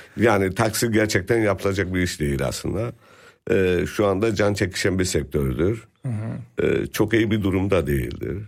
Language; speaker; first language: Turkish; native; Turkish